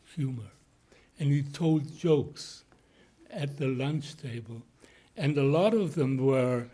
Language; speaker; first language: English; non-native, fluent; German